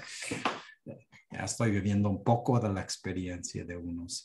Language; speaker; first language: Spanish; non-native, fluent; English